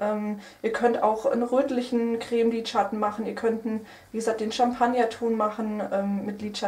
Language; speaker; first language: German; native; German